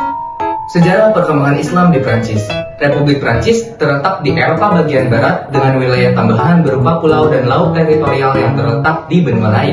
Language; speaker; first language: Indonesian; native; Indonesian